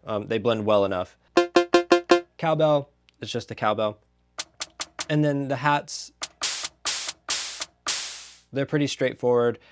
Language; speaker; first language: English; native; English